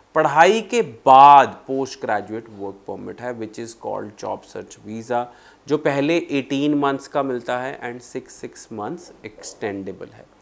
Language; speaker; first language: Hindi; non-native, local second language; Punjabi